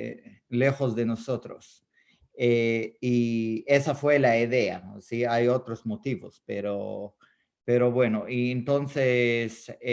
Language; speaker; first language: Spanish; non-native, fluent; Arabic